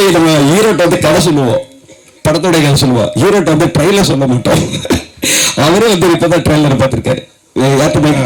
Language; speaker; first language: Tamil; native; Tamil